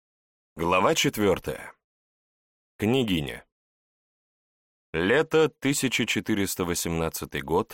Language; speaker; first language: Russian; native; Russian